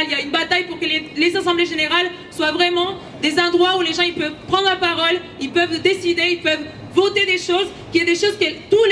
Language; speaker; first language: French; native; French